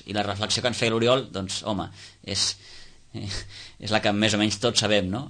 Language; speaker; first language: Catalan; native; Catalan